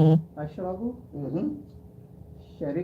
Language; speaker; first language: Arabic; non-native, learner; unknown